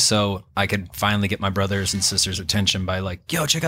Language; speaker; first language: English; native; English